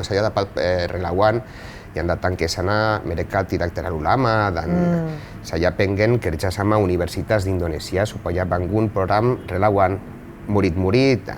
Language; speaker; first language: Indonesian; non-native, fluent; Spanish